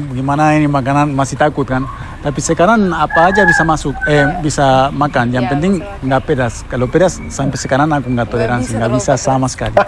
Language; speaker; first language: Indonesian; non-native, fluent; Spanish